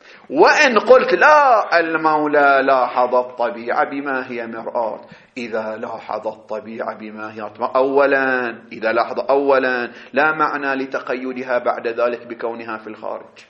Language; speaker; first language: Arabic; native; Arabic